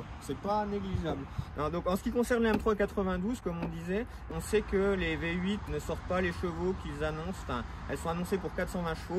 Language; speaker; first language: French; native; French